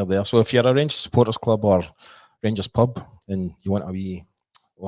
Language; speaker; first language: English; native; English